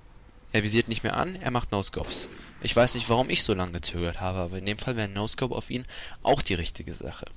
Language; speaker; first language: German; native; German